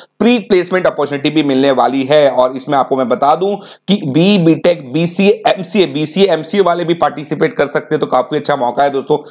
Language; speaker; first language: Hindi; native; Hindi